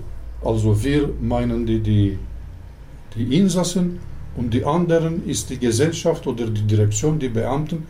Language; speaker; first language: German; early bilingual, other home language; Turkish